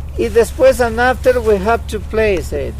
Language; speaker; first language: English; non-native, learner; Spanish